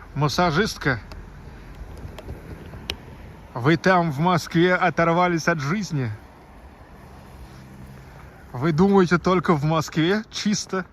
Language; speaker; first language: Russian; native; Russian